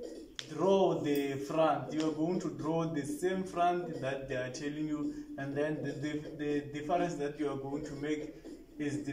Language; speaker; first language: English; non-native, local second language; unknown